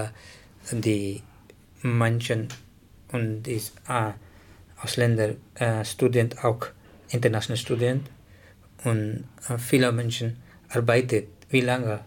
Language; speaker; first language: German; non-native, learner; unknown